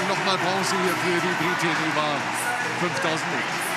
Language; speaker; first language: German; native; German